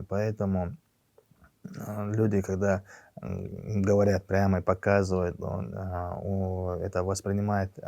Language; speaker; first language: Russian; non-native, local second language; Chechen